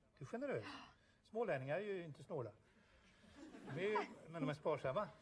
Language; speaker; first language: Swedish; native; Swedish